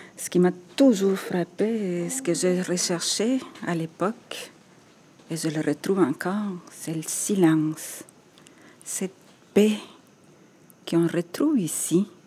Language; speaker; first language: French; non-native, fluent; Spanish